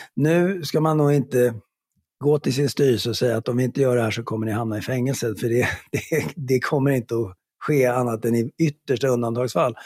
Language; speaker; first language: Swedish; native; Swedish